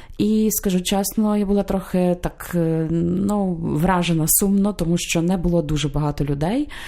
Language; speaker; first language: Ukrainian; native; Ukrainian